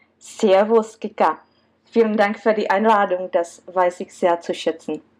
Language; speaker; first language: German; non-native, fluent; Czech